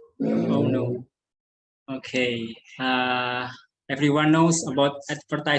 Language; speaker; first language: English; non-native, learner; Indonesian